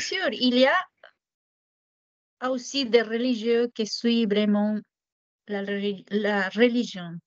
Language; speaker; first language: French; non-native, fluent; Japanese